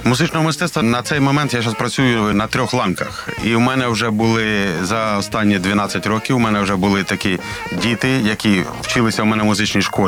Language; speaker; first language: Ukrainian; non-native, local second language; Russian